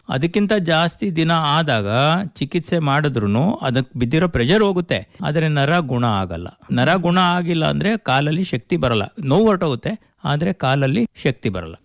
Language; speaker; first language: Kannada; native; Kannada